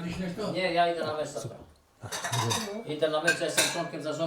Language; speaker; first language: Macedonian; early bilingual, heritage; Polish